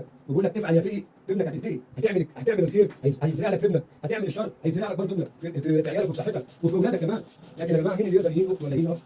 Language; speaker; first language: Arabic; native; Arabic